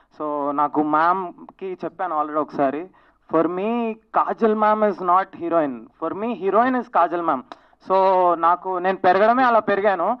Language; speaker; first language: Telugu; native; Telugu